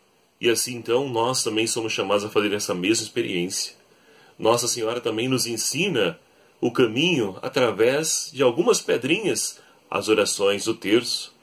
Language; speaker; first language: Portuguese; native; Portuguese